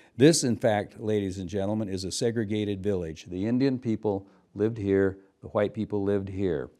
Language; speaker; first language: English; native; English